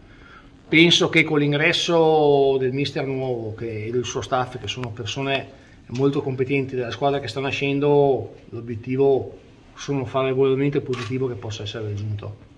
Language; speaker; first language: Italian; native; Italian